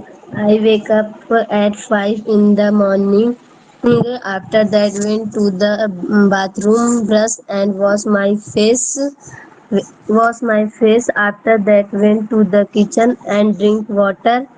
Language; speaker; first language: English; non-native, learner; Hindi